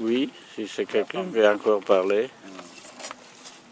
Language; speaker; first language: French; non-native, fluent; Italian